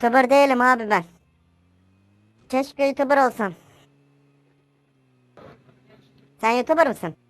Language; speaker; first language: Turkish; native; Turkish